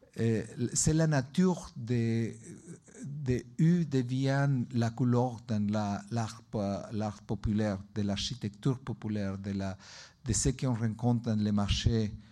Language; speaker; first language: French; non-native, learner; Spanish